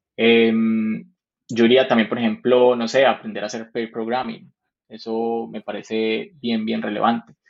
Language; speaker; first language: Spanish; native; Spanish